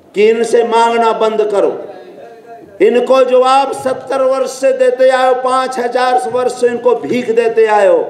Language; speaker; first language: Hindi; native; Hindi